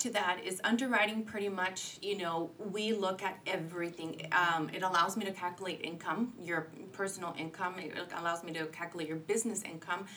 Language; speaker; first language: English; native; English